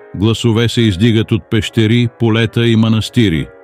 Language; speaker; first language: Bulgarian; non-native, learner; English